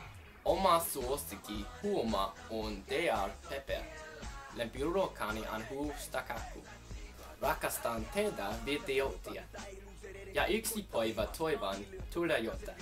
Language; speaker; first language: Finnish; non-native, learner; English